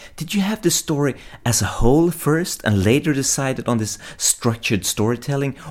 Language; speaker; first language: English; non-native, fluent; Swedish